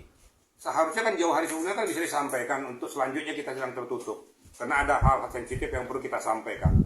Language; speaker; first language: Indonesian; native; Indonesian